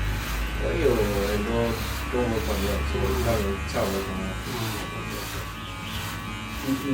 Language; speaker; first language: Chinese; non-native, learner; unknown